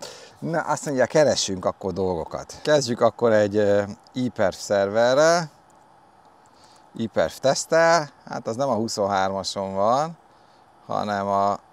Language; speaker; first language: Hungarian; native; Hungarian